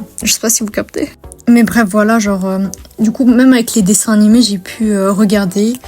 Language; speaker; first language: French; native; French